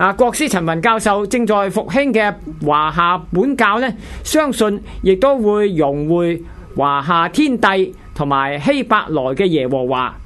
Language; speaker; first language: Chinese; non-native, local second language; Cantonese